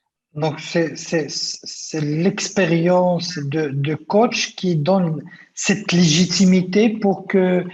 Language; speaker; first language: French; non-native, local second language; Arabic